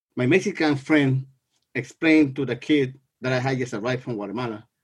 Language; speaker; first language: English; non-native, fluent; Spanish